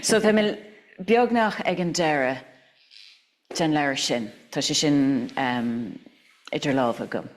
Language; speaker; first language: Irish; non-native, local second language; English